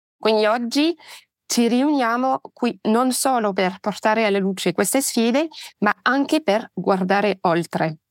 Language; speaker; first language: Italian; non-native, fluent; French